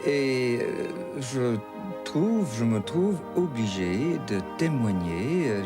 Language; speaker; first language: French; non-native, fluent; English